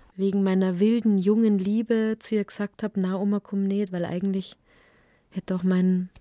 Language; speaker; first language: German; native; German